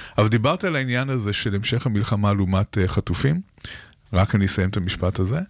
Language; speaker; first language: Hebrew; native; Hebrew